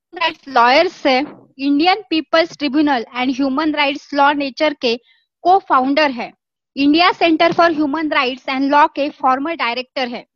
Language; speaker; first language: Hindi; non-native, local second language; Marathi